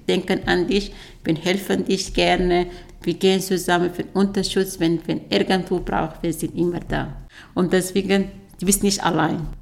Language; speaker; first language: German; non-native, learner; Arabic